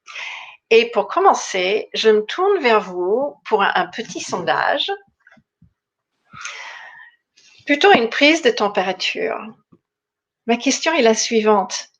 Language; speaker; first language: French; non-native, fluent; English